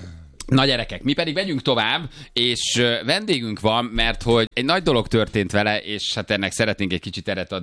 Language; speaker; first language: Hungarian; native; Hungarian